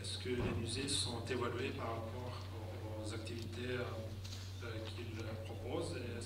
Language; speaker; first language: French; non-native, fluent; Lithuanian